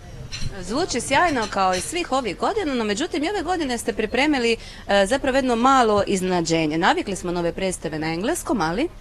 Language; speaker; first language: Croatian; native; Croatian